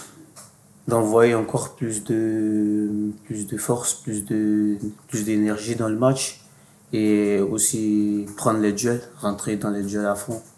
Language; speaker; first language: French; non-native, fluent; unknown